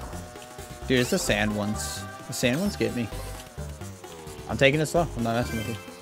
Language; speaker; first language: English; native; English